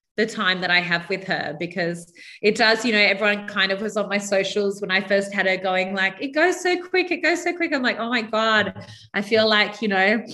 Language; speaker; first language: English; native; English